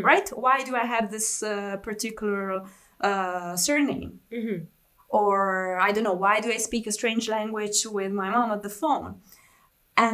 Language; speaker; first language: English; non-native, fluent; Italian